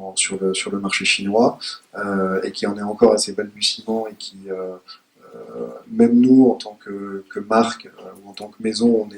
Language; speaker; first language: French; native; French